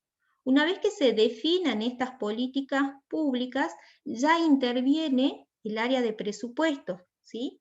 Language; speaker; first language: Spanish; native; Spanish